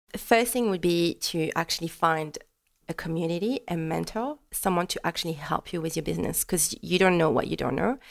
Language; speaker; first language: English; non-native, fluent; French